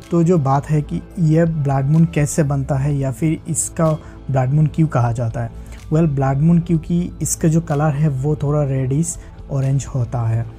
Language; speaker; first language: Hindi; native; Hindi